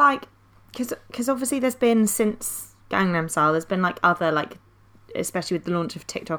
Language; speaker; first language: English; native; English